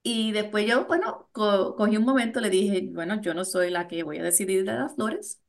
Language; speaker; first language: Spanish; early bilingual, heritage; Spanish